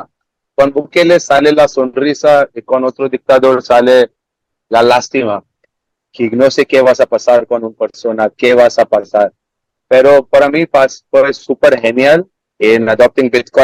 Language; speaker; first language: Spanish; non-native, learner; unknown